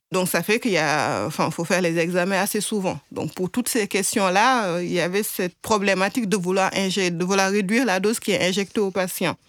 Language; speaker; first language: French; non-native, local second language; Wolof